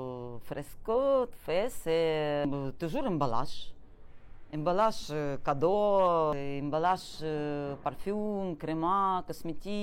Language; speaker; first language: French; non-native, learner; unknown